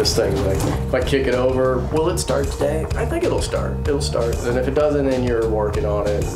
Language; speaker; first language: English; native; English